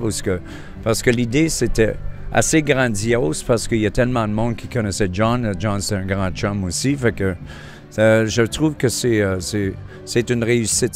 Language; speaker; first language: French; native; French